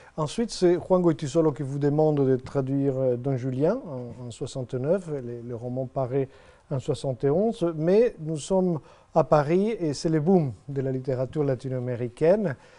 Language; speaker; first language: French; non-native, fluent; Spanish